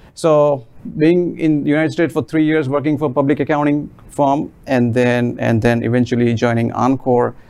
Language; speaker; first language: English; non-native, local second language; Gujarati